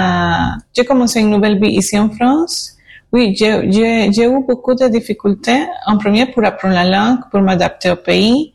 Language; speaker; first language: French; non-native, fluent; Spanish